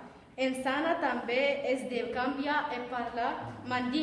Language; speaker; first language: Catalan; non-native, learner; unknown